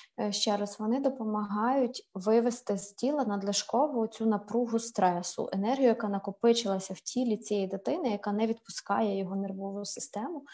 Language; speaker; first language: Ukrainian; native; Ukrainian